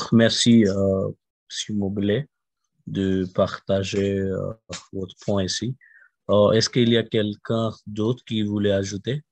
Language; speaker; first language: French; non-native, fluent; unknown